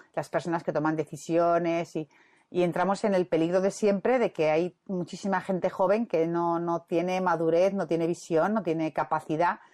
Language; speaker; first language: Spanish; native; Spanish